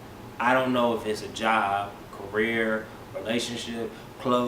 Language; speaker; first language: English; native; English